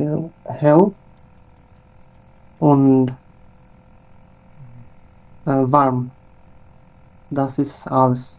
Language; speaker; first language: German; non-native, learner; Bangla